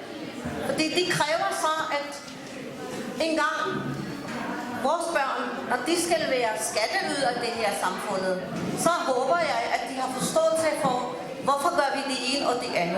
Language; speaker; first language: Danish; early bilingual, other home language; Urdu